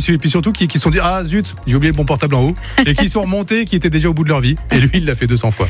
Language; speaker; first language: French; native; French